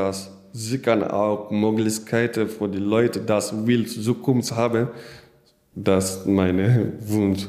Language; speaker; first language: German; non-native, learner; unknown